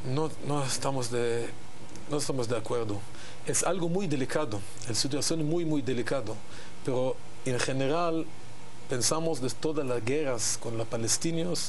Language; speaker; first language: Spanish; non-native, learner; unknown